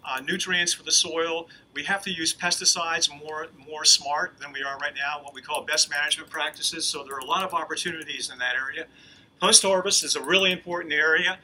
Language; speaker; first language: English; native; English